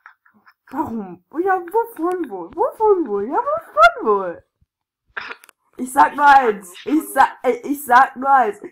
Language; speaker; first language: German; native; German